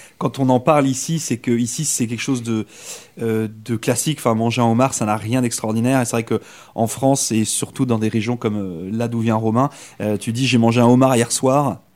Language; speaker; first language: French; native; French